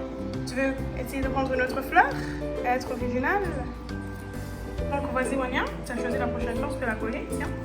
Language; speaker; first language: French; native; French